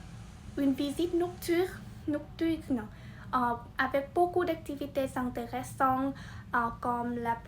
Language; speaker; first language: French; non-native, learner; Vietnamese